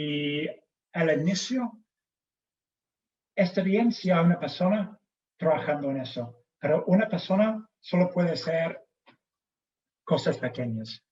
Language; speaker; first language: Spanish; non-native, fluent; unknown